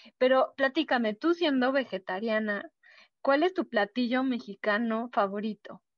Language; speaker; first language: Spanish; native; Spanish